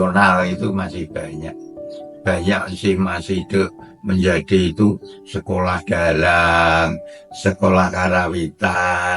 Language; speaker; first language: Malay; non-native, local second language; Javanese